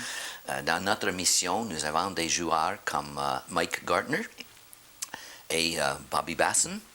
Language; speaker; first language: French; non-native, fluent; English